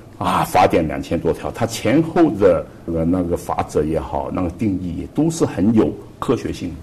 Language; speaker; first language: Chinese; non-native, local second language; Cantonese